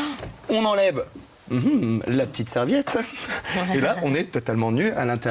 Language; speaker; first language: French; native; French